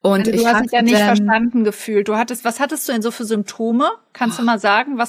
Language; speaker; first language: German; native; German